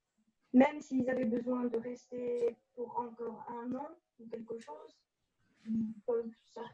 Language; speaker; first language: French; early bilingual, heritage; French